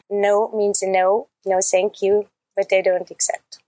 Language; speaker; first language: English; non-native, fluent; German